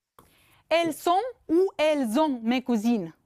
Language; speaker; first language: French; non-native, fluent; Romanian